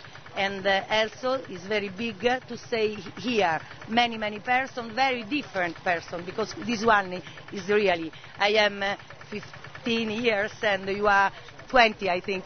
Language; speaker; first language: English; non-native, learner; Italian